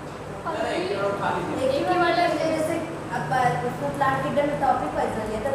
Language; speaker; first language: Hindi; native; Hindi